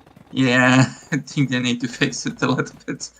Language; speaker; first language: English; non-native, fluent; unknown